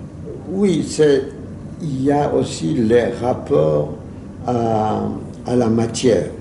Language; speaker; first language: French; non-native, fluent; Yiddish